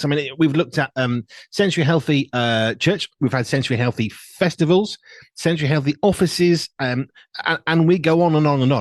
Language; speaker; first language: English; native; English